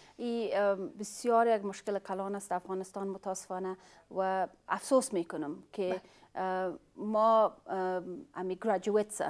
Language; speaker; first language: Persian; non-native, fluent; Pashto